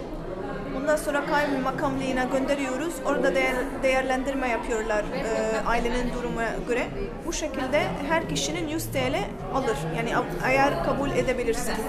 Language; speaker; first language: Turkish; non-native, local second language; Arabic